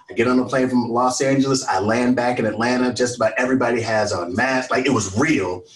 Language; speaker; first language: English; native; English